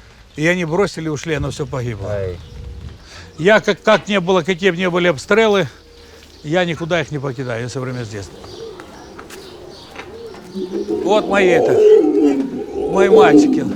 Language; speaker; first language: Russian; native; Russian